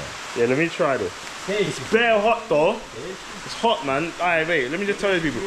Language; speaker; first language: English; native; English